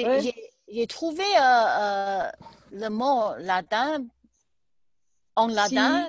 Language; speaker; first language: French; non-native, learner; Chinese